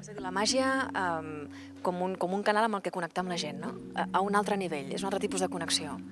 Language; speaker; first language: Catalan; native; Catalan